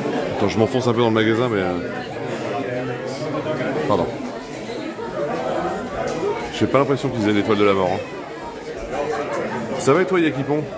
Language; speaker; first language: French; native; French